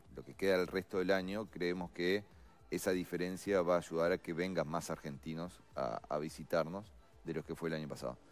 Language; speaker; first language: Spanish; native; Spanish